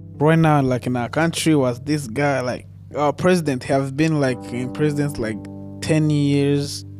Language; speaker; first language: English; non-native, local second language; Kinyarwanda